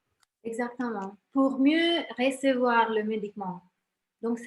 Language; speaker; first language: French; non-native, fluent; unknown